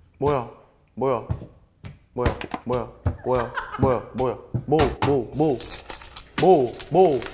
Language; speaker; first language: Korean; non-native, fluent; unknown